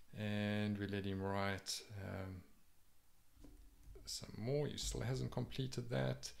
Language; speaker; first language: English; native; English